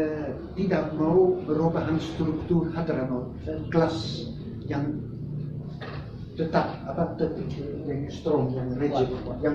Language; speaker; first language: Indonesian; non-native, fluent; Dutch